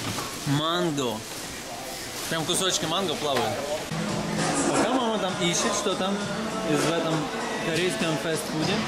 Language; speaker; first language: Russian; native; Russian